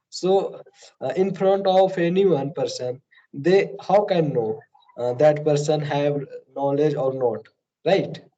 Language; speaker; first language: English; non-native, learner; Hindi